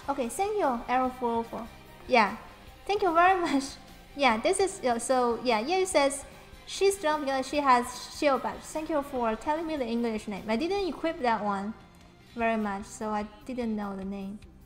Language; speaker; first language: English; non-native, fluent; Chinese